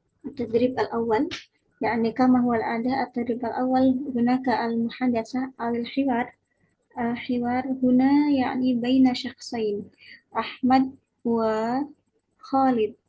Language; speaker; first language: Arabic; non-native, learner; Indonesian